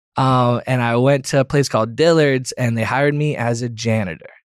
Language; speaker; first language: English; native; English